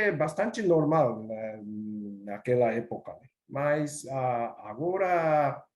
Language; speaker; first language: Portuguese; non-native, learner; Japanese